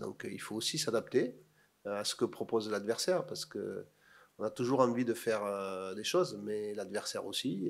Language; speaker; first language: French; native; French